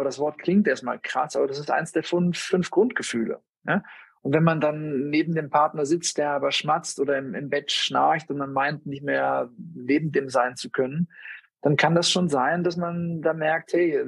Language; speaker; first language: German; native; German